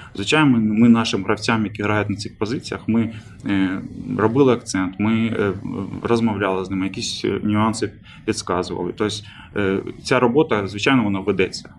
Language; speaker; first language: Ukrainian; native; Ukrainian